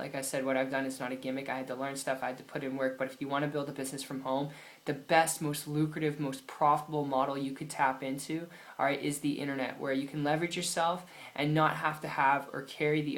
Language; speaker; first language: English; native; English